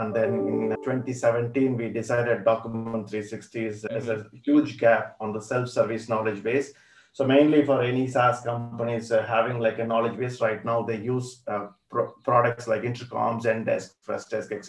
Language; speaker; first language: English; non-native, local second language; Tamil